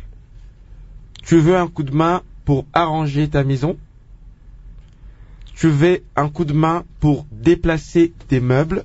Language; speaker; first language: French; non-native, local second language; Lingala